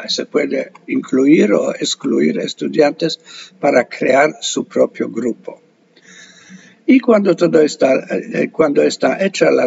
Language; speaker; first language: Spanish; non-native, fluent; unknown